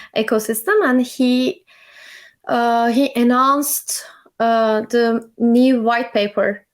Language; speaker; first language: English; non-native, learner; Turkish